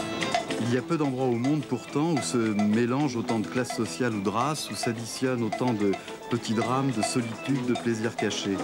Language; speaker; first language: French; native; French